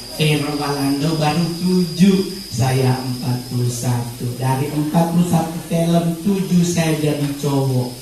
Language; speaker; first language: Indonesian; native; Indonesian